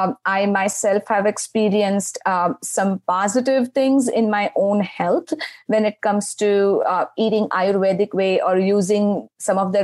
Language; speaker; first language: English; non-native, local second language; Marathi